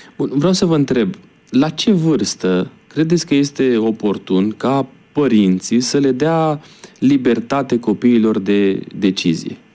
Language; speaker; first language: Romanian; native; Romanian